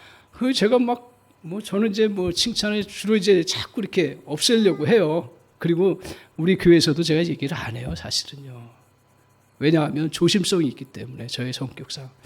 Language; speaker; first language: Korean; native; Korean